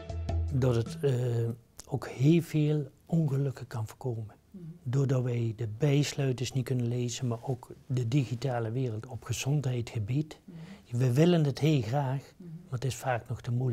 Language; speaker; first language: Dutch; native; Dutch